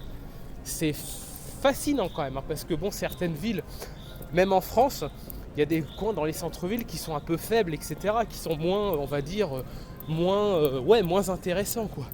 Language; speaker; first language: French; native; French